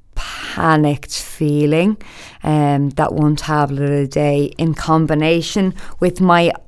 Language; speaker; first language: English; native; English